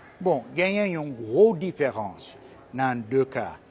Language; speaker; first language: Haitian Creole; non-native, fluent; English